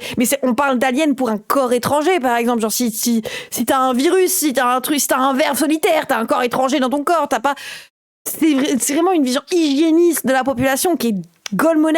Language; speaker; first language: French; native; French